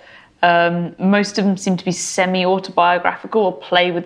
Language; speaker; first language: English; native; English